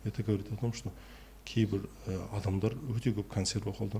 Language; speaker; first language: Russian; non-native, local second language; Kazakh